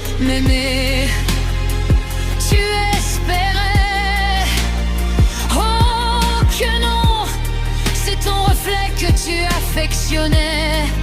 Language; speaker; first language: French; native; French